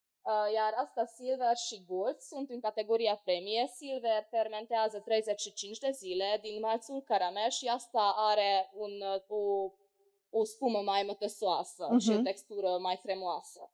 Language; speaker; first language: Romanian; non-native, local second language; Hungarian